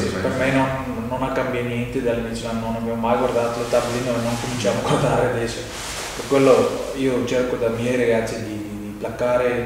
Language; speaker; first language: Italian; non-native, fluent; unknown